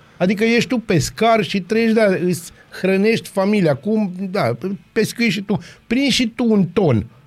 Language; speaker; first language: Romanian; native; Romanian